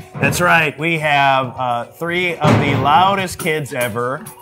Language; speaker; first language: English; native; English